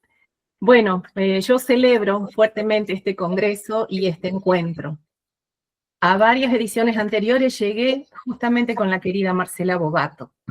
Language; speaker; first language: Spanish; native; Spanish